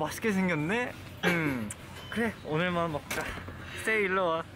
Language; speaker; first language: Korean; early bilingual, heritage; English